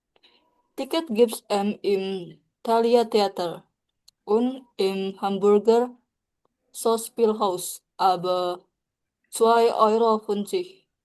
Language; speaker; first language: German; non-native, learner; Indonesian